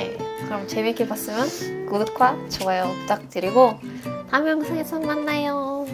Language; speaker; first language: Korean; non-native, fluent; Swedish